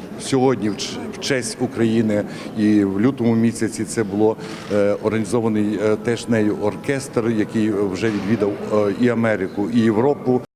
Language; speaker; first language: Ukrainian; native; Ukrainian